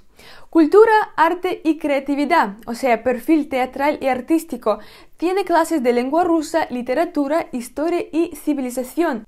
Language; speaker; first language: Spanish; non-native, fluent; Russian